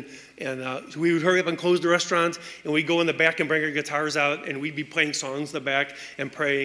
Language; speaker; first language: English; native; English